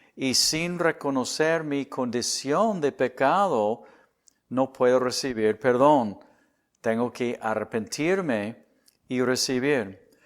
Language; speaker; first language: Spanish; non-native, fluent; English